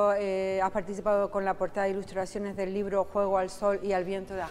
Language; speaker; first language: Spanish; native; Spanish